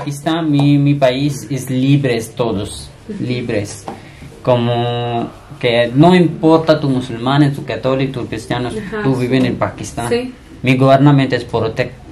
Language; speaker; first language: Spanish; non-native, learner; Punjabi